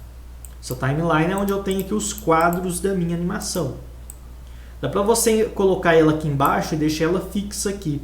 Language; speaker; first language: Portuguese; native; Portuguese